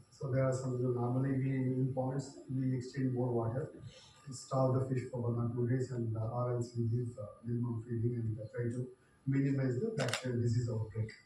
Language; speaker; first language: English; non-native, local second language; Kannada